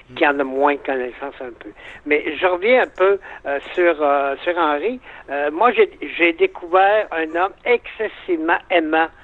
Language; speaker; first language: French; native; French